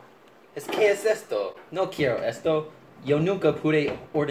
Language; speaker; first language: Spanish; non-native, learner; English